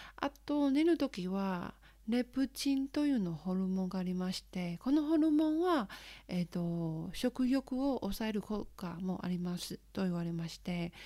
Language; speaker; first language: Japanese; non-native, fluent; Chinese